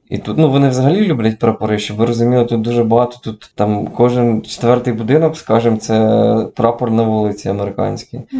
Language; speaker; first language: Ukrainian; native; Ukrainian